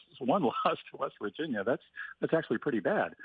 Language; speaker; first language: English; native; English